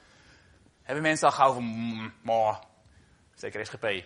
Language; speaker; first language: Dutch; native; Dutch